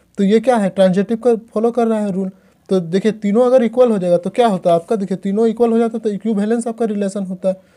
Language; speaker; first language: Hindi; native; Hindi